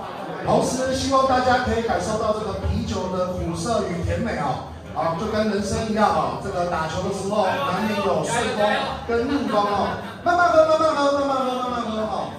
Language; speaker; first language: Chinese; native; Chinese